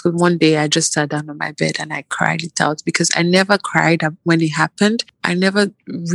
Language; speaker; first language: English; non-native, local second language; Igbo